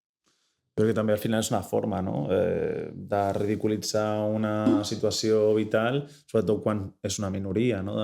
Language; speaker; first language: Catalan; native; Catalan